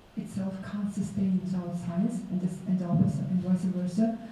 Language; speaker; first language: English; non-native, fluent; Mongolian